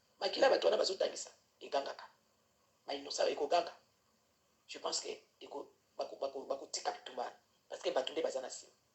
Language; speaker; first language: Lingala; non-native, local second language; Kituba (Democratic Republic of Congo)